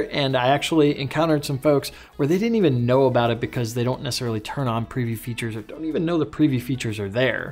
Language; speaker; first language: English; native; English